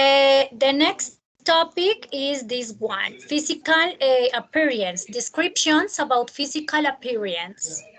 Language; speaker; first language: English; non-native, fluent; Spanish